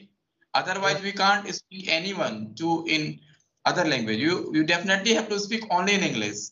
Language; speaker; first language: English; non-native, local second language; Hindi